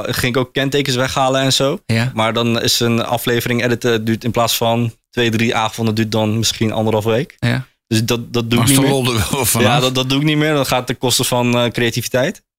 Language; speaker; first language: Dutch; early bilingual, other home language; Turkish